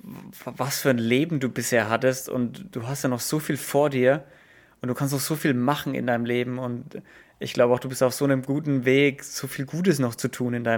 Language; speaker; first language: German; native; German